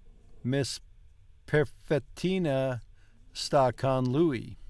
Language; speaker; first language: Italian; non-native, learner; English